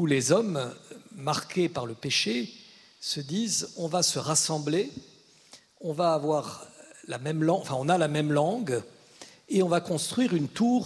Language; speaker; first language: French; native; French